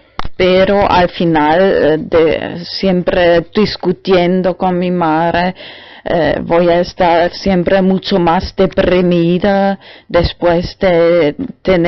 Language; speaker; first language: Spanish; non-native, learner; German